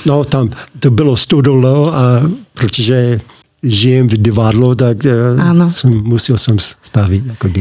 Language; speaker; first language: Slovak; non-native, learner; English